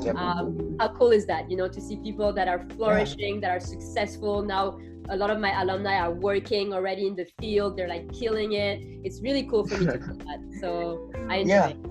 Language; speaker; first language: English; non-native, fluent; French